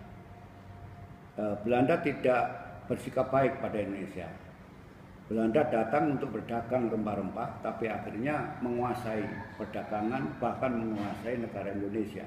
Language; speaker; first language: Indonesian; native; Indonesian